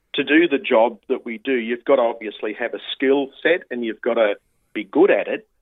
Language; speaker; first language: English; native; English